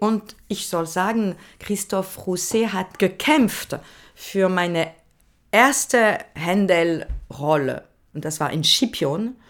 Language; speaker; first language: German; non-native, learner; French